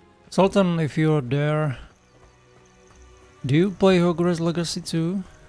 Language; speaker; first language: English; non-native, fluent; Czech